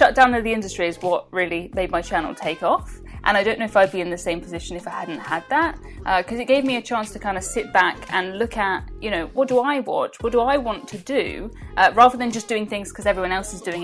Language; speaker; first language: English; native; English